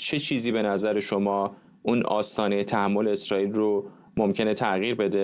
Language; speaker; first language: Persian; native; Persian